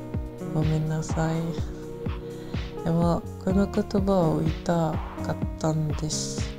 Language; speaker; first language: Japanese; non-native, learner; French